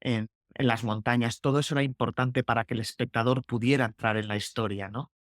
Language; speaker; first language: Spanish; native; Spanish